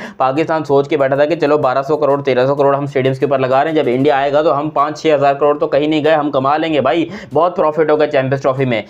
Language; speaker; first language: Urdu; native; Urdu